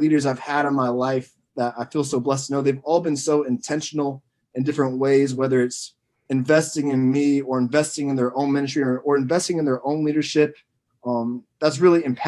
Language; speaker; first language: English; native; English